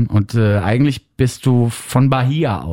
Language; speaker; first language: German; native; German